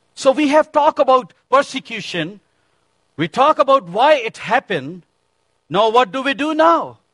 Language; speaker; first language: English; non-native, local second language; Urdu